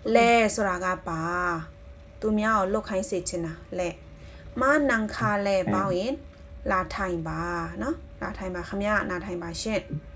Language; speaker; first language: Burmese; non-native, local second language; Shan